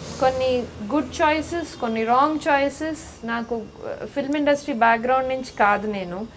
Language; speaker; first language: Telugu; native; Telugu